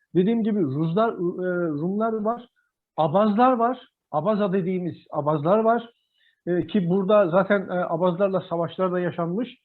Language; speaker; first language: Turkish; non-native, local second language; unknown